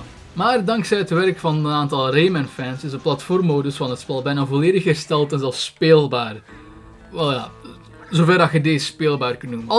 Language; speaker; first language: Dutch; native; Dutch